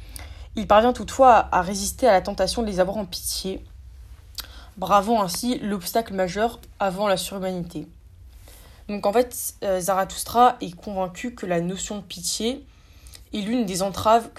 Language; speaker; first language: French; native; French